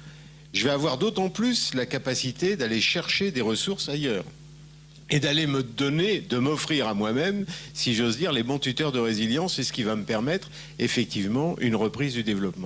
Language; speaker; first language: French; native; French